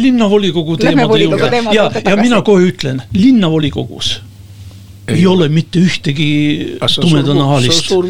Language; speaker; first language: Estonian; non-native, local second language; Russian